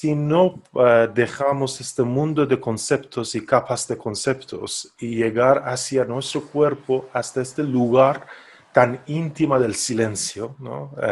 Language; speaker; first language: Spanish; non-native, fluent; Persian